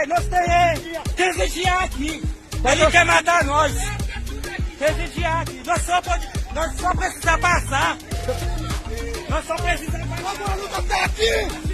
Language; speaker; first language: Portuguese; non-native, learner; Haitian Creole